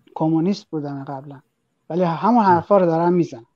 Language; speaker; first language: Persian; native; Persian